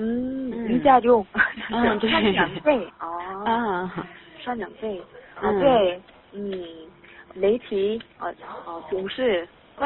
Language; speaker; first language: Chinese; non-native, learner; Korean